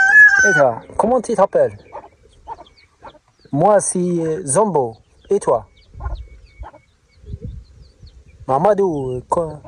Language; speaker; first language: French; non-native, local second language; Arabic